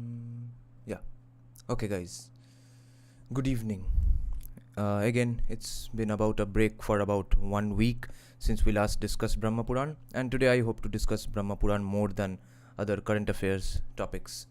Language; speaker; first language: English; non-native, local second language; Bangla